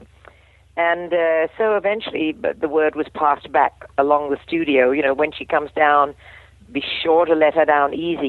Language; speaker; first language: English; native; English